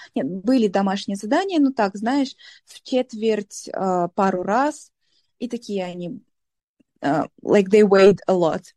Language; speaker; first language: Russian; non-native, local second language; Tajik